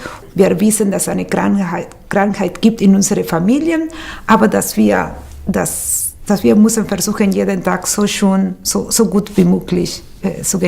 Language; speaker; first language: German; non-native, fluent; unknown